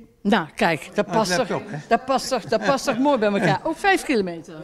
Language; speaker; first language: Dutch; native; Dutch